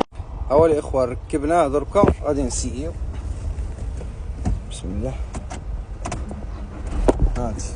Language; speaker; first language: Arabic; native; Arabic